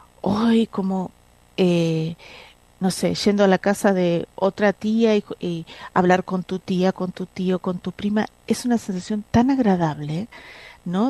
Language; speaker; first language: Spanish; native; Spanish